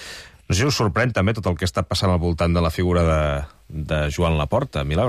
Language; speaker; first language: Catalan; native; Catalan